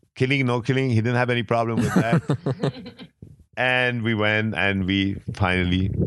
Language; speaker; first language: English; non-native, fluent; Arabic